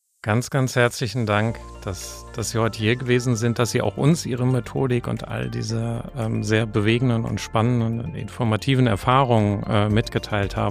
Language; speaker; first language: German; native; German